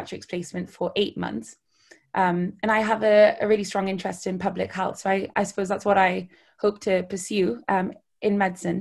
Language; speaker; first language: English; native; English